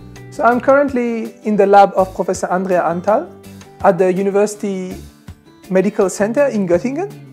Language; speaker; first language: English; non-native, local second language; Morisyen